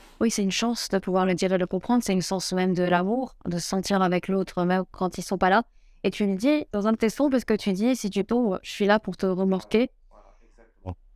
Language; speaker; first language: French; native; French